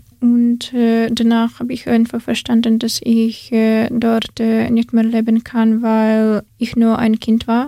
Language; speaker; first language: German; non-native, fluent; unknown